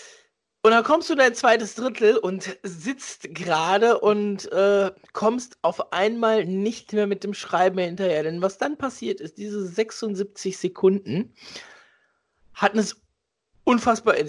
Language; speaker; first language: German; native; German